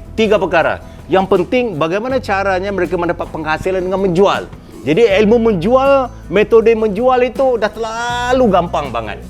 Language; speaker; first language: Malay; native; Malay